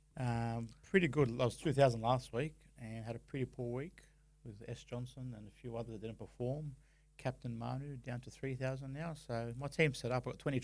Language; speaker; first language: English; native; English